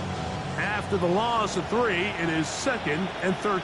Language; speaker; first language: English; native; English